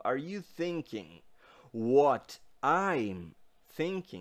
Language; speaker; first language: English; non-native, fluent; Portuguese